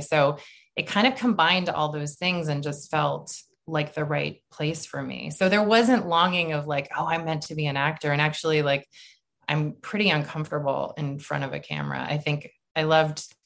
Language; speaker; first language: English; native; English